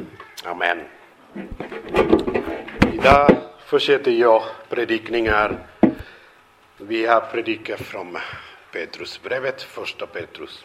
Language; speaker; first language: Swedish; non-native, fluent; Spanish